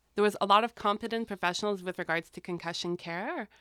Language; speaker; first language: English; native; English